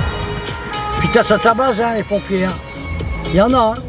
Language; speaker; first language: French; native; French